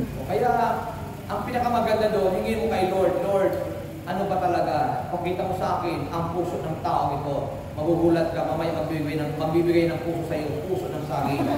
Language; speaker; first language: Filipino; native; Filipino